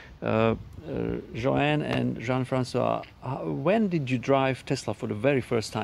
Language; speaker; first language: English; non-native, fluent; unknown